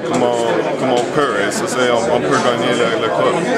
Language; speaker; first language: French; non-native, local second language; English